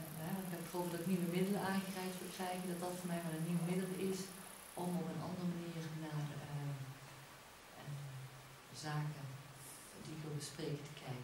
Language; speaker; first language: Dutch; native; Dutch